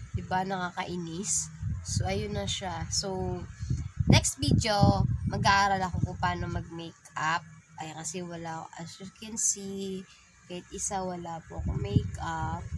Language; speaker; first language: Filipino; non-native, local second language; Bikol